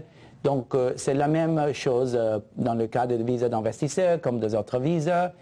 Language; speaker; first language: French; non-native, fluent; Spanish